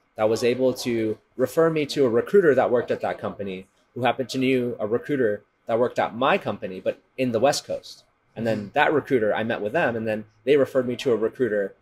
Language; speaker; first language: English; native; English